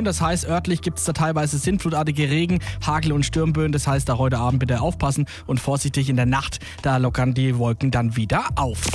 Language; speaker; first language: German; native; German